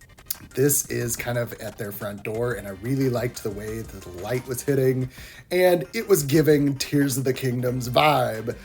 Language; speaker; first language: English; native; English